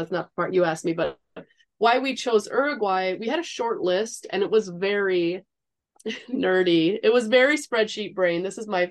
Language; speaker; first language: English; native; English